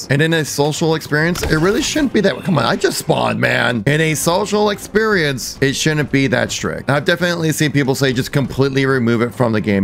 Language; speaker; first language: English; native; English